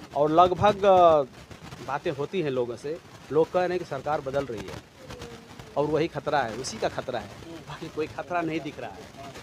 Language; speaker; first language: Hindi; native; Hindi